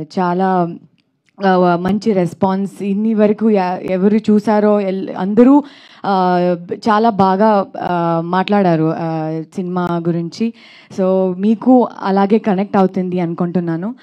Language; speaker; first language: Telugu; non-native, learner; Kannada